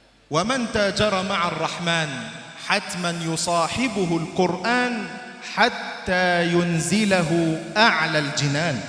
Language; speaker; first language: Arabic; native; Arabic